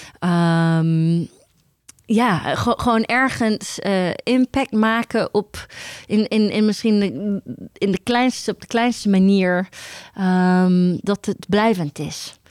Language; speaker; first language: Dutch; early bilingual, heritage; Dutch